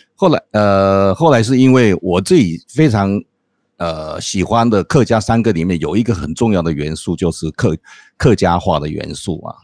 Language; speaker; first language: Chinese; native; Chinese